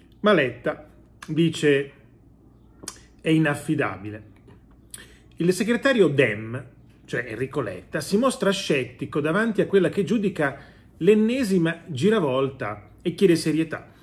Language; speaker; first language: Italian; native; Italian